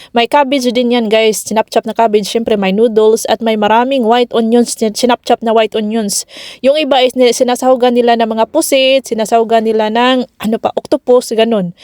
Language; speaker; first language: Filipino; non-native, local second language; Cebuano